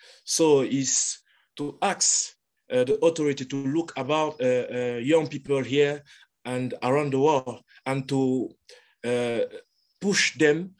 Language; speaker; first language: English; non-native, local second language; French